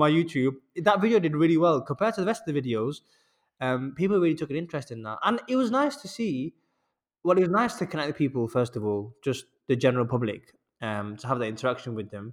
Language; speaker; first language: English; native; English